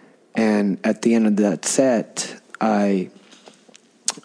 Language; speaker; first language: English; non-native, fluent; Russian